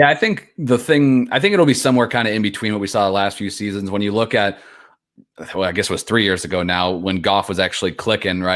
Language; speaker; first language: English; native; English